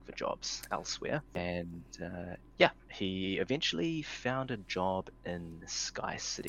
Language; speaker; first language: English; native; English